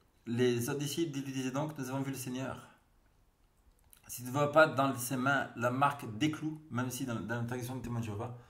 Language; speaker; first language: French; native; French